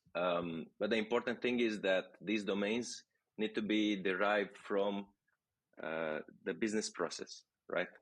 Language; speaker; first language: English; non-native, fluent; Romanian